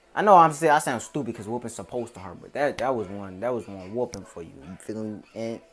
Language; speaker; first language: English; native; English